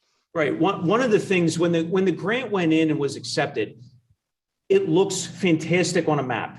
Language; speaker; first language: English; native; English